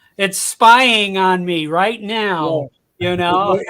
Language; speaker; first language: English; native; English